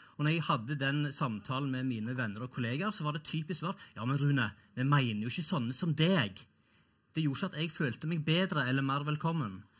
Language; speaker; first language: Norwegian; early bilingual, other home language; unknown